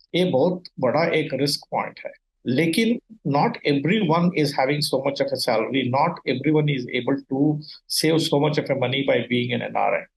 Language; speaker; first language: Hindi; non-native, local second language; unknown